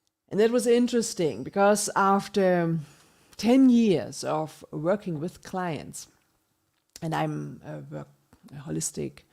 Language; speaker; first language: English; non-native, fluent; German